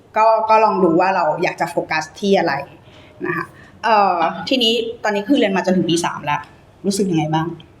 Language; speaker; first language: Thai; native; Thai